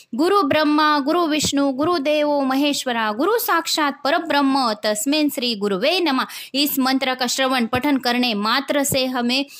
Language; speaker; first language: Hindi; non-native, local second language; Marathi